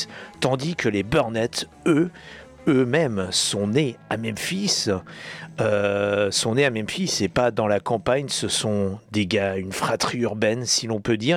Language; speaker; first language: French; native; French